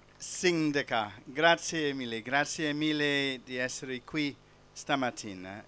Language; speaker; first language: Italian; non-native, fluent; English